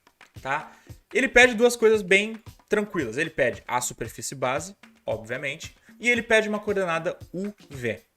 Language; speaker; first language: Portuguese; native; Portuguese